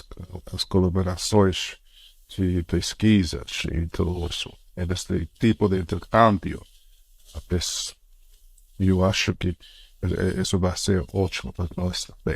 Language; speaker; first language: Portuguese; non-native, fluent; English